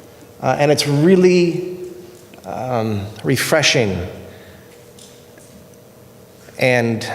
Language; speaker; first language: English; native; English